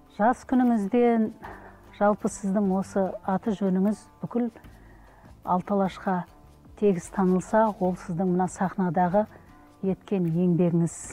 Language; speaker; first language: Kazakh; native; Kazakh